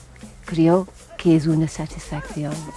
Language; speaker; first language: Spanish; non-native, fluent; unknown